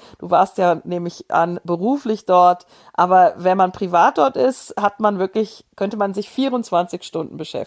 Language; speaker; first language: German; native; German